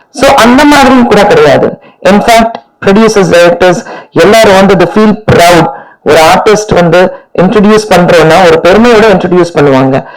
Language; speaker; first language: Tamil; non-native, fluent; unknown